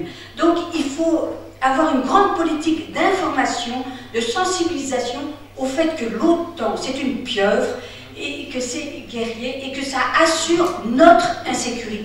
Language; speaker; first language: French; native; French